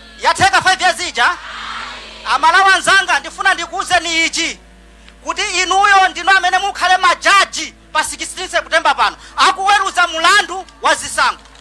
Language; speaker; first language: Nyanja; native; Nyanja